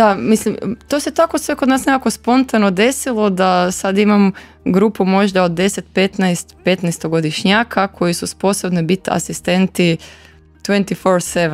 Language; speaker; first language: Croatian; native; Croatian